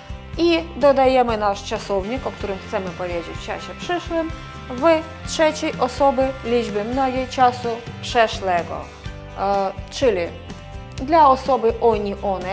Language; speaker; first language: Polish; non-native, fluent; Russian